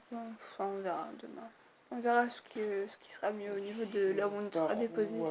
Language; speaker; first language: French; native; French